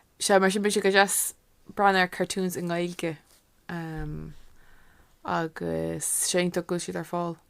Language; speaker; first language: Irish; non-native, local second language; English